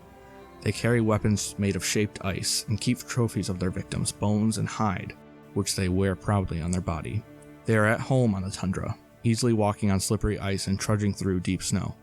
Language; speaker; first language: English; native; English